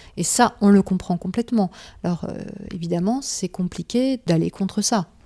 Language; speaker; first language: French; native; French